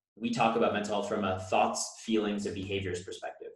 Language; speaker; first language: English; native; English